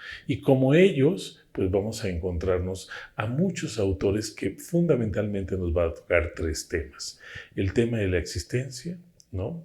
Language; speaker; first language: Spanish; native; Spanish